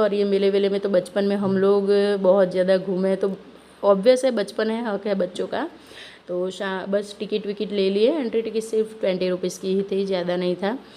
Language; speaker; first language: Hindi; non-native, local second language; Gujarati